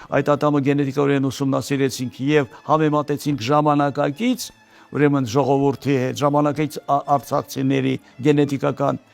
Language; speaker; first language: Armenian; native; Armenian